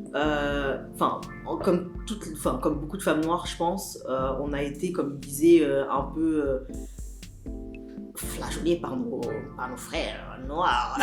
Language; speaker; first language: French; native; French